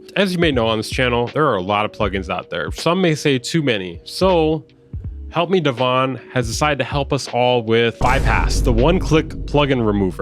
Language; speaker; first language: English; native; English